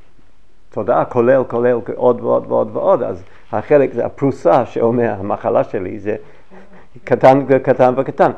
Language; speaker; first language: Hebrew; non-native, fluent; English